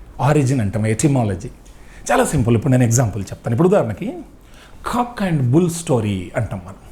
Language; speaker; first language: Telugu; native; Telugu